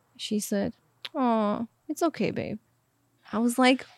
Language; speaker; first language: English; non-native, fluent; Armenian